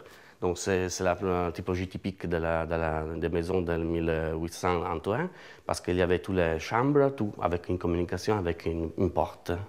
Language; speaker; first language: French; non-native, learner; Italian